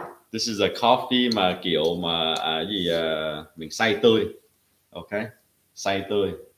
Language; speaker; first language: Vietnamese; early bilingual, heritage; Vietnamese